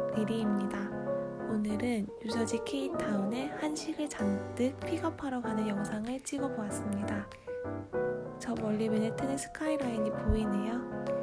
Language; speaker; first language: Korean; native; Korean